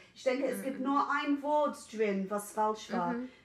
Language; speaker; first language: German; non-native, fluent; English